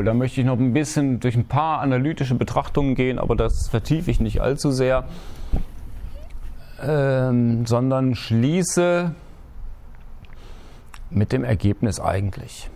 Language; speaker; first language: German; native; German